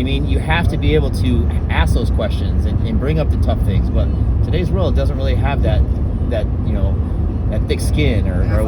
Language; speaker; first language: English; native; English